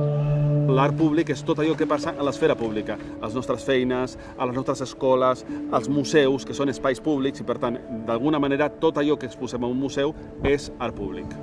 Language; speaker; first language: Catalan; native; Catalan